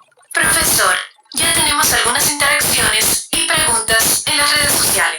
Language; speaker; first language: Spanish; native; Spanish